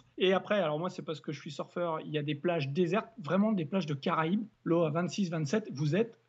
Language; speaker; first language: French; native; French